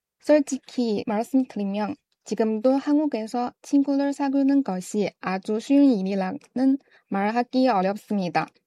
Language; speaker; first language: Korean; non-native, fluent; Chinese